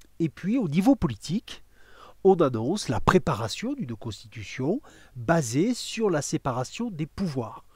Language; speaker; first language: French; native; French